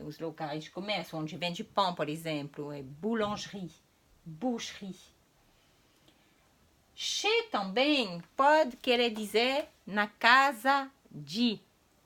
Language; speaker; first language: Portuguese; non-native, fluent; French